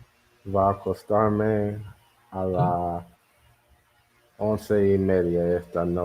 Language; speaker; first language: Spanish; non-native, learner; English